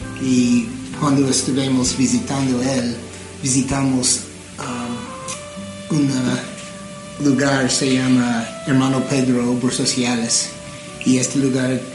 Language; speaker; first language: Spanish; non-native, learner; English